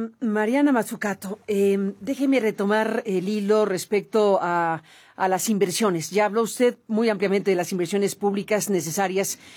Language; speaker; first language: Spanish; native; Spanish